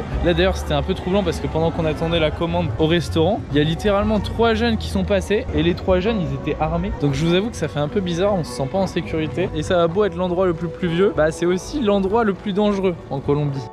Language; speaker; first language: French; native; French